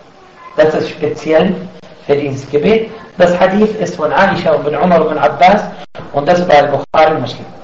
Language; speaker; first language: German; non-native, fluent; Arabic